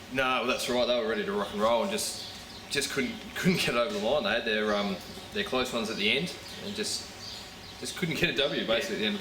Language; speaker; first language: English; native; English